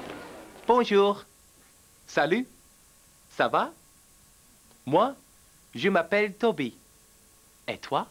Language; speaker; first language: French; non-native, fluent; English